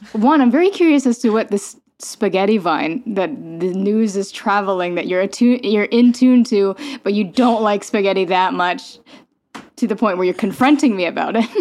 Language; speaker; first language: English; native; English